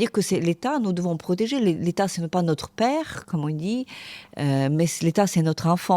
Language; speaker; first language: French; non-native, fluent; Ukrainian